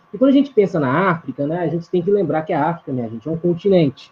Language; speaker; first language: Portuguese; native; Portuguese